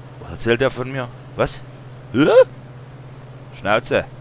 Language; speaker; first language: German; native; German